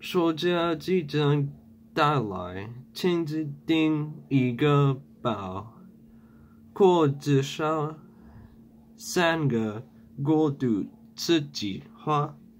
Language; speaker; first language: Chinese; non-native, learner; English